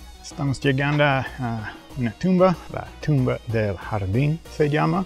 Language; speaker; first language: Spanish; non-native, fluent; English